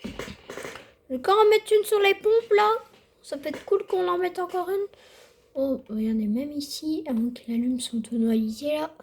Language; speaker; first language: French; native; French